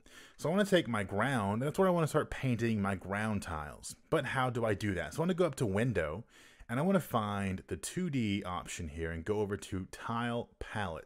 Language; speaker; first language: English; native; English